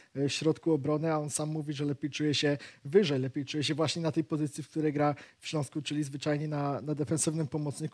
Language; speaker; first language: Polish; native; Polish